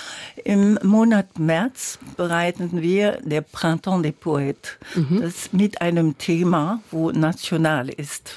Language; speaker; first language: German; non-native, learner; French